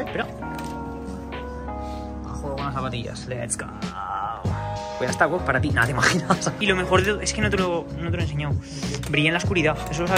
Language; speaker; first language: Spanish; native; Spanish